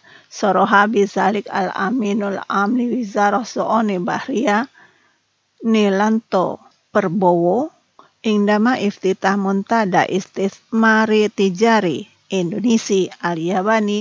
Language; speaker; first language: Arabic; non-native, fluent; Indonesian